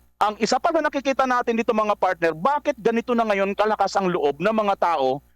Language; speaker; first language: Filipino; non-native, local second language; Waray